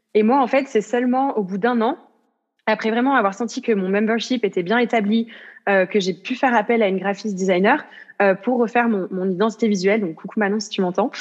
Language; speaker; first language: French; native; French